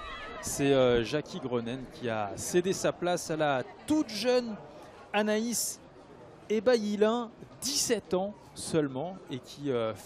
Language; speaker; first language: French; native; French